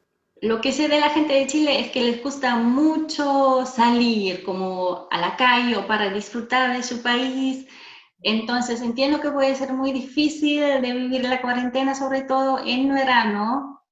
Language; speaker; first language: Spanish; non-native, fluent; German